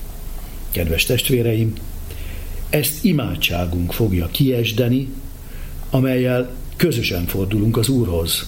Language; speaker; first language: Hungarian; native; Hungarian